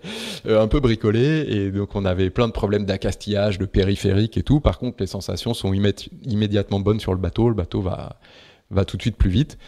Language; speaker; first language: French; native; French